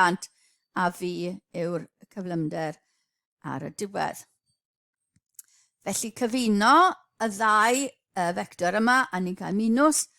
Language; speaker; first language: Welsh; native; Welsh